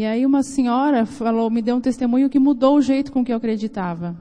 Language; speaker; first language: Portuguese; native; Portuguese